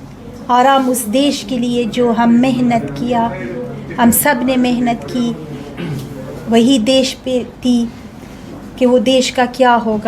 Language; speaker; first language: Hindi; non-native, learner; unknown